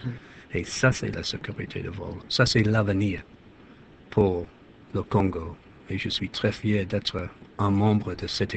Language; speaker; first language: French; non-native, fluent; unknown